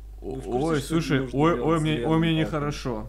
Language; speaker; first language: Russian; native; Russian